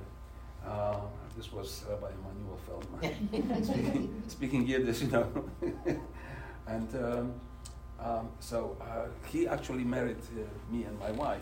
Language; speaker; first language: English; non-native, fluent; Polish